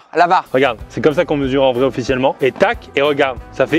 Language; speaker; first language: French; native; French